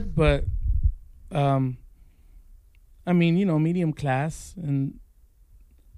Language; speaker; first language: English; native; English